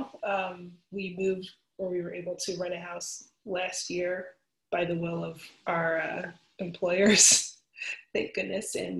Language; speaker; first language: English; native; English